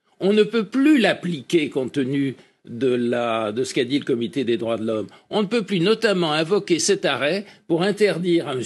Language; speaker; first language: French; native; French